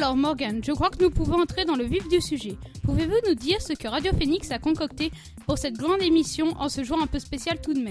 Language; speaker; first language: French; native; French